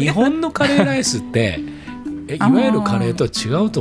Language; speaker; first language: Japanese; native; Japanese